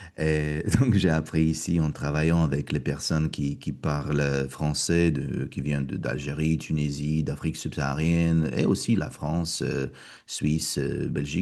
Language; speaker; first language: French; non-native, fluent; Russian